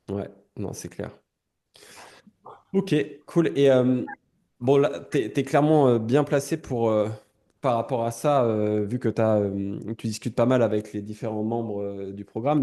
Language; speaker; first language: French; native; French